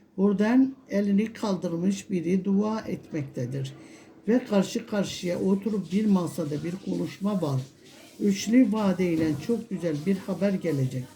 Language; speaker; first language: Turkish; non-native, local second language; Kurdish